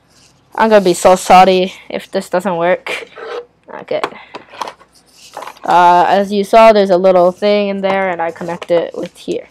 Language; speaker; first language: English; native; English